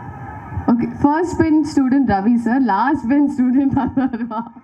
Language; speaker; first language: Tamil; non-native, learner; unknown